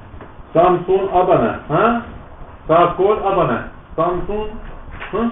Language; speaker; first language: Turkish; non-native, learner; Arabic